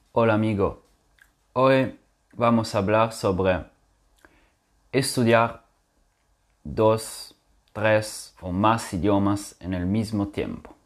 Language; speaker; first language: Spanish; non-native, fluent; French